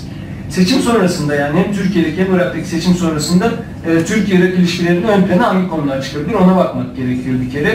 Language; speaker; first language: Turkish; native; Turkish